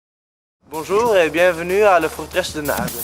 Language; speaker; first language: French; non-native, learner; Dutch